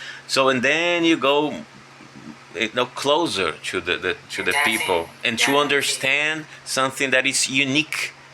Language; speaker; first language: English; non-native, fluent; Portuguese